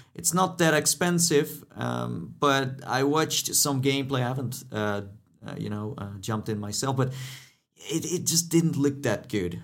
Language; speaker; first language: English; non-native, fluent; Dutch